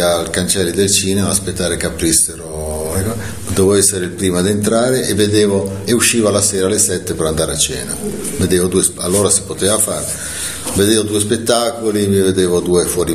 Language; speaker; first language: Italian; native; Italian